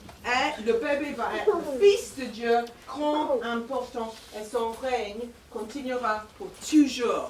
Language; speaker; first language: French; non-native, fluent; English